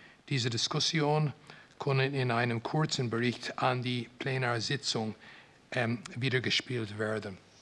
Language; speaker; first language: German; non-native, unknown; English